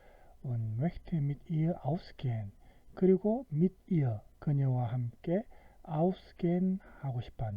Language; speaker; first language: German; non-native, fluent; Korean